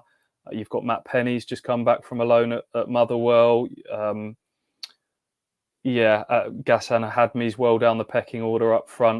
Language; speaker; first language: English; native; English